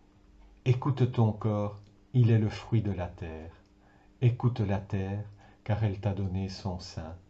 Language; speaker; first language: French; native; French